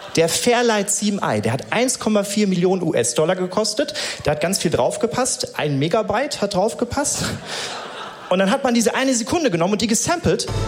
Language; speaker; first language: German; native; German